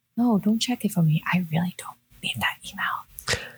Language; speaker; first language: English; non-native, local second language; Cantonese